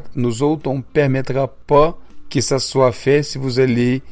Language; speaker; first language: French; non-native, fluent; Portuguese